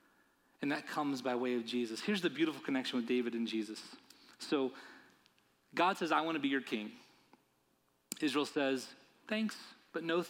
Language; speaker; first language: English; native; English